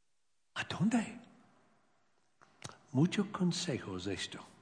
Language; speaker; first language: Spanish; non-native, learner; English